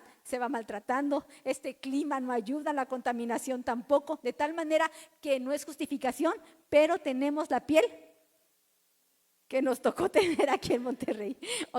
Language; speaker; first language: Spanish; native; Spanish